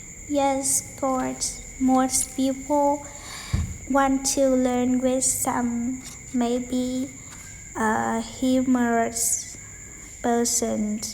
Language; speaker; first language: English; non-native, learner; Vietnamese